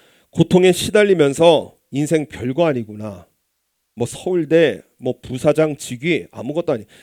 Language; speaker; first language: Korean; native; Korean